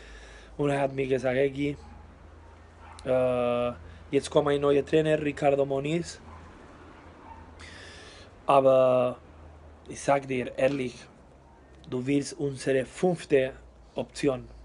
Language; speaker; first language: German; non-native, learner; Spanish